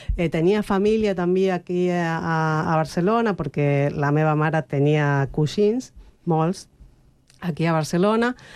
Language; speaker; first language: Catalan; non-native, learner; Spanish